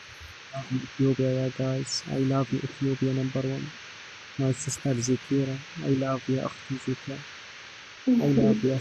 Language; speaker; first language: English; non-native, learner; Arabic